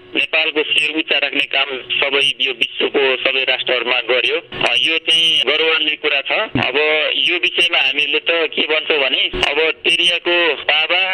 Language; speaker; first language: Nepali; native; Nepali